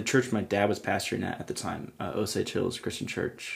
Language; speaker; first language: English; native; English